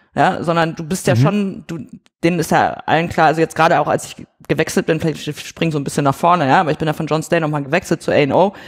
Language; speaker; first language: German; native; German